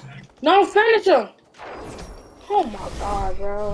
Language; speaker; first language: English; native; English